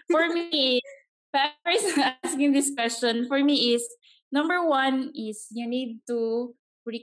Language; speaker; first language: English; non-native, local second language; Cebuano